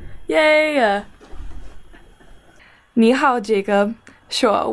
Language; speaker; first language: Chinese; non-native, learner; English